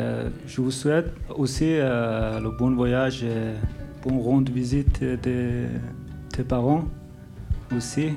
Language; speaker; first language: French; non-native, learner; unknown